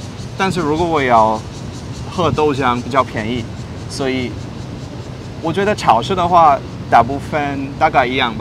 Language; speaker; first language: Chinese; non-native, fluent; English